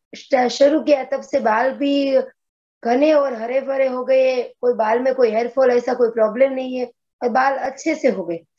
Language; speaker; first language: Hindi; non-native, local second language; Gujarati